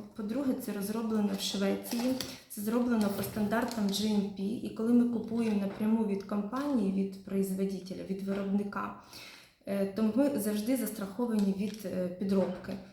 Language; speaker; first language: Ukrainian; non-native, local second language; Russian